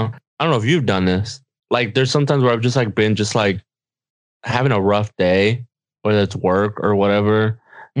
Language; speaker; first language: English; non-native, fluent; Spanish